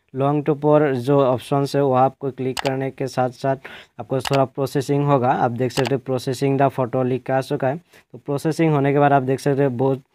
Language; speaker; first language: Hindi; non-native, local second language; Assamese